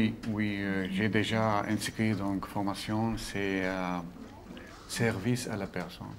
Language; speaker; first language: French; non-native, learner; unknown